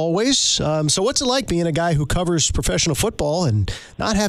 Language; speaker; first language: English; native; English